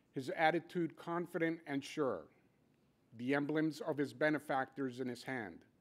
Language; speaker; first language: English; native; English